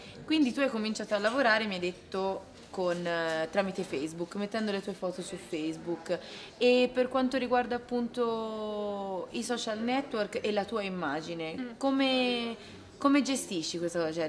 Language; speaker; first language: Italian; native; Italian